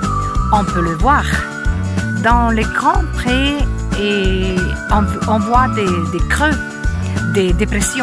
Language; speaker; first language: French; non-native, fluent; Italian